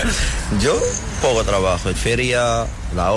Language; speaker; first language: Spanish; non-native, learner; Arabic